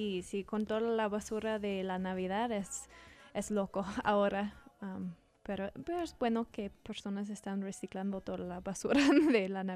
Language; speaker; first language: Spanish; non-native, learner; English